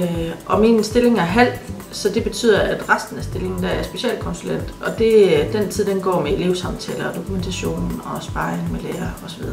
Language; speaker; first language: Danish; native; Danish